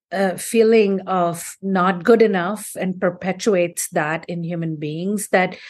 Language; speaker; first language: English; non-native, local second language; Hindi